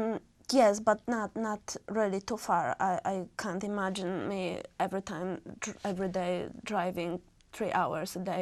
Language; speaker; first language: English; non-native, learner; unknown